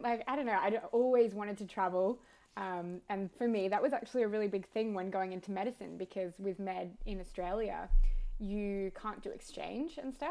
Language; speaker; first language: English; native; English